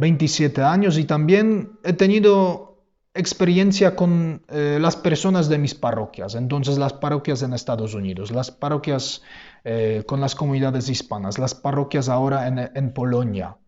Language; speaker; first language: Spanish; non-native, fluent; Polish